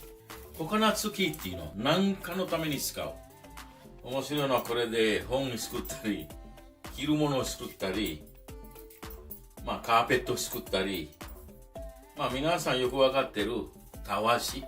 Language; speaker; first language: Japanese; non-native, fluent; Sinhala